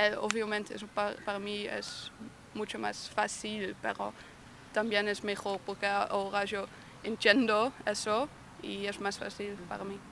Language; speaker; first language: Spanish; non-native, learner; Dutch